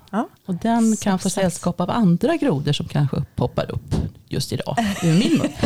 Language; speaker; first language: Swedish; early bilingual, other home language; Finnish